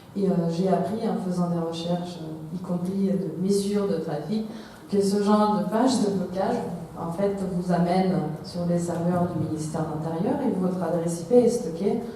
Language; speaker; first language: French; non-native, fluent; Russian